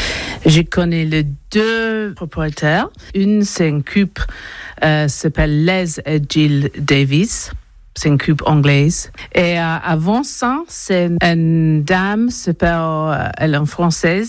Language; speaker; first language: French; non-native, learner; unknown